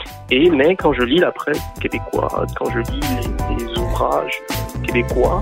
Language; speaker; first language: French; non-native, local second language; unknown